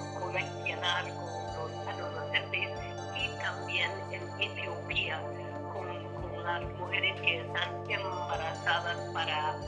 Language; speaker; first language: Spanish; non-native, learner; English